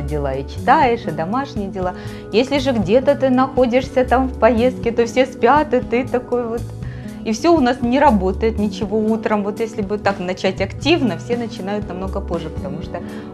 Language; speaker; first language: Russian; native; Russian